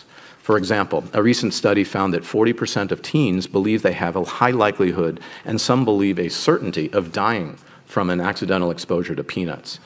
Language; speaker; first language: English; native; English